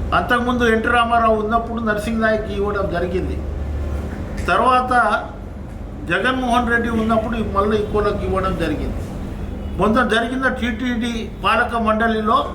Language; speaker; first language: Telugu; non-native, local second language; Lambadi